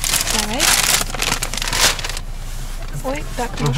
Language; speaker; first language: Russian; native; Russian